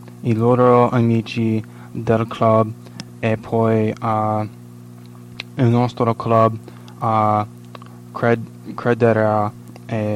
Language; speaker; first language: Italian; non-native, learner; English